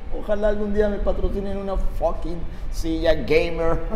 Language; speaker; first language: Spanish; native; Spanish